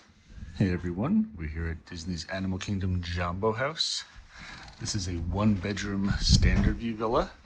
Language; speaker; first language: English; native; English